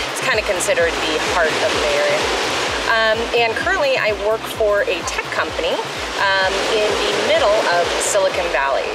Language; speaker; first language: English; native; English